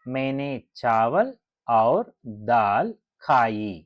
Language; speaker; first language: Hindi; non-native, local second language; Telugu